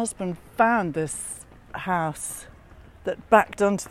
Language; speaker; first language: English; native; English